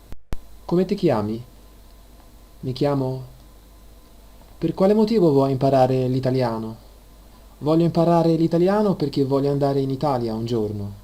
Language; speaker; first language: Italian; non-native, learner; English